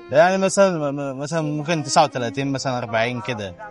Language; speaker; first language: Arabic; native; Arabic